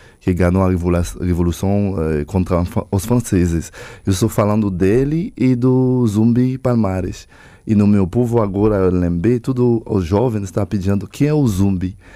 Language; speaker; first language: Portuguese; non-native, fluent; Haitian Creole